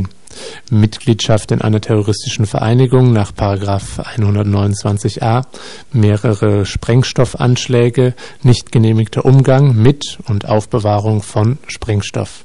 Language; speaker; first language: German; native; German